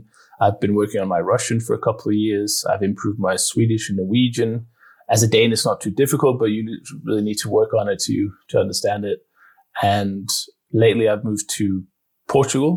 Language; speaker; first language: English; non-native, fluent; Danish